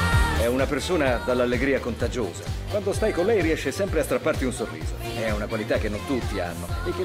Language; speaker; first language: Italian; native; Italian